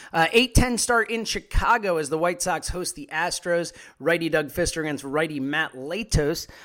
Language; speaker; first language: English; native; English